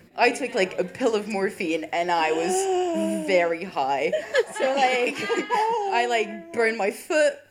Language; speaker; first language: English; non-native, fluent; French